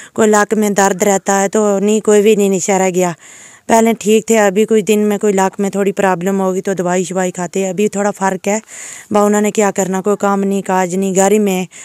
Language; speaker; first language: Hindi; non-native, local second language; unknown